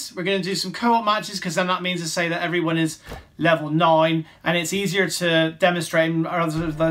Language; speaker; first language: English; native; English